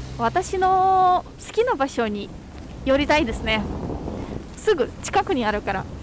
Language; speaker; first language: Japanese; non-native, fluent; Russian